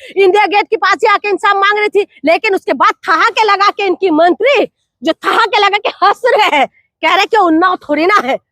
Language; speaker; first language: Hindi; non-native, local second language; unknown